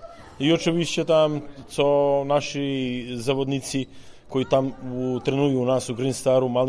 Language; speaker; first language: Polish; non-native, learner; Serbian